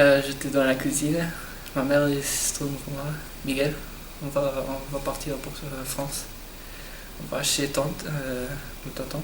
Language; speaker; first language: French; non-native, learner; Portuguese